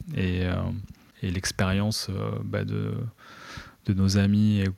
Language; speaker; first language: French; native; French